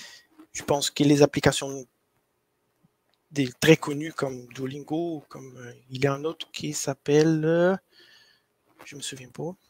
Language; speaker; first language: French; non-native, fluent; Portuguese